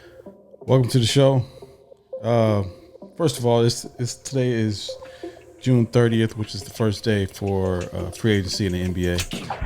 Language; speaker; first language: English; native; English